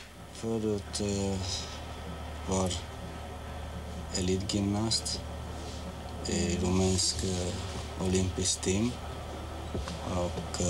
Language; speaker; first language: Swedish; native; Swedish